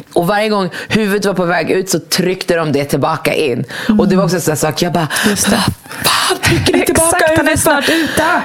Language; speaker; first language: Swedish; early bilingual, other home language; Arabic